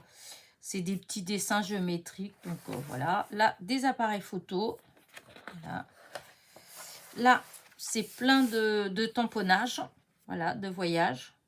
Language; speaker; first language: French; native; French